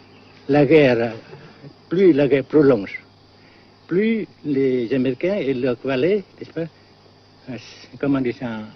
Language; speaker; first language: French; non-native, local second language; Vietnamese